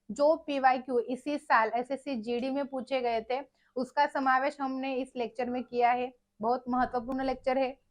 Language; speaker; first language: Hindi; non-native, local second language; Marathi